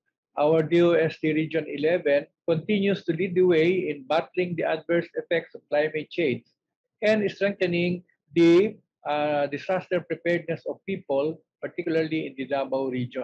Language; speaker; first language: English; non-native, local second language; Filipino